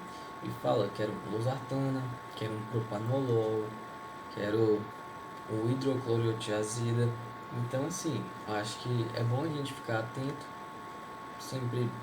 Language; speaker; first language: Portuguese; native; Portuguese